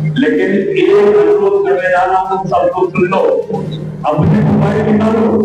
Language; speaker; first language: Hindi; native; Hindi